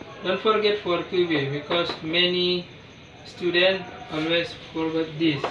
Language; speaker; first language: English; non-native, learner; Indonesian